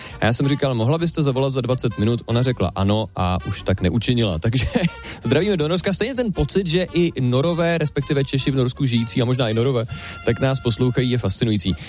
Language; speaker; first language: Czech; native; Czech